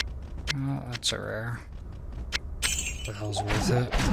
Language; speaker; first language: English; native; English